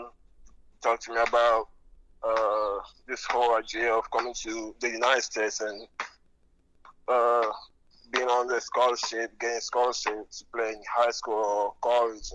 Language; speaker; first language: English; non-native, local second language; French